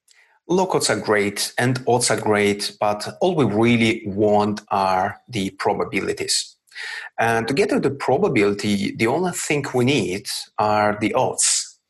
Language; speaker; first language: English; non-native, fluent; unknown